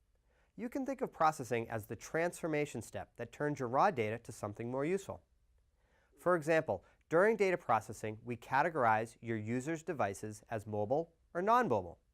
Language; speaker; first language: English; native; English